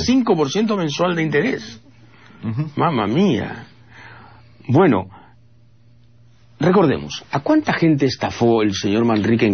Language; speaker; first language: Spanish; native; Spanish